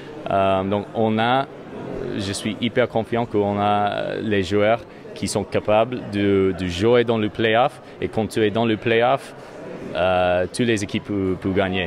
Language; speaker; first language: French; non-native, learner; English